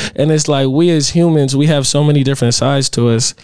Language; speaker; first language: English; native; English